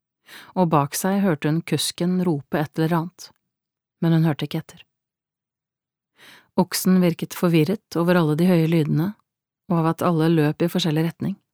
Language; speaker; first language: Norwegian; native; Norwegian